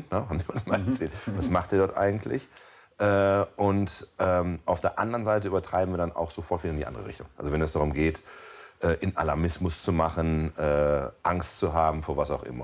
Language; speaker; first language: German; native; German